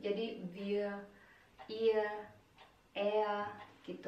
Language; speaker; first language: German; non-native, fluent; Indonesian